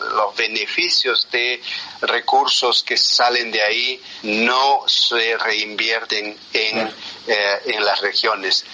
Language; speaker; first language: Spanish; non-native, local second language; Quechua